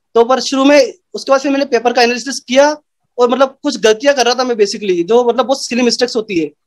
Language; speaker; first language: Hindi; native; Hindi